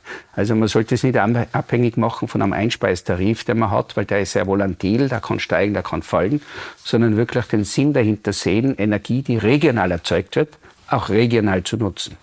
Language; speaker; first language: German; native; German